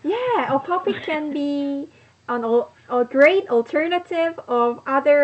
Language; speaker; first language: English; non-native, learner; Korean